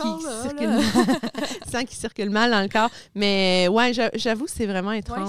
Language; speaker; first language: French; native; French